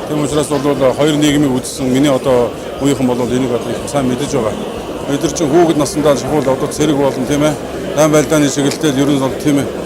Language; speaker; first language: Mongolian; native; Mongolian